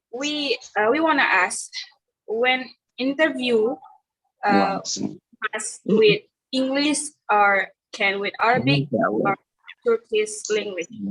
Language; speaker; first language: English; non-native, learner; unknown